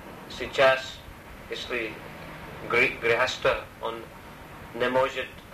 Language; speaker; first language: Russian; non-native, learner; English